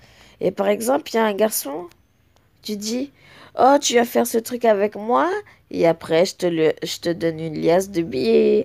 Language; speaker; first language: French; native; French